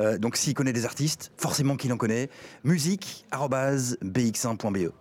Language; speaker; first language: French; native; French